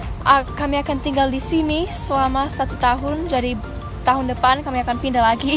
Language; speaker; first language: Indonesian; early bilingual, other home language; English